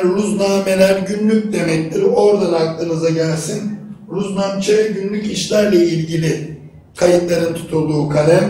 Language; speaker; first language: Turkish; native; Turkish